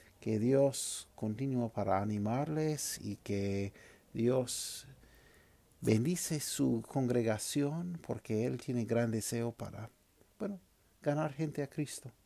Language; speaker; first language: Spanish; non-native, fluent; English